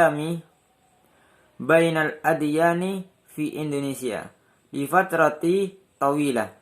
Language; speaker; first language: Arabic; non-native, learner; Indonesian